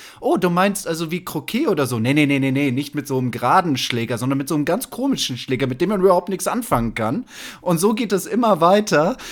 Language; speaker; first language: German; native; German